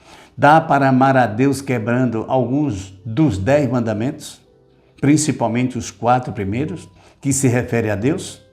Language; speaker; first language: Portuguese; native; Portuguese